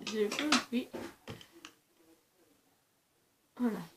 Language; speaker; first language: French; early bilingual, other home language; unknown